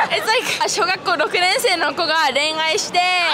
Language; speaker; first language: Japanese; native; Japanese